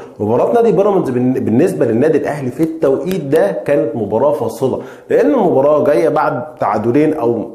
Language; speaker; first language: Arabic; native; Arabic